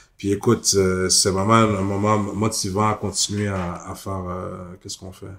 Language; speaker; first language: French; native; French